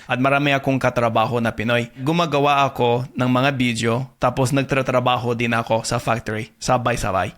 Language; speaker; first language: Filipino; non-native, fluent; English